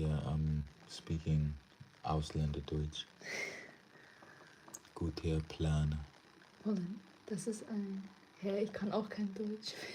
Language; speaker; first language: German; non-native, learner; English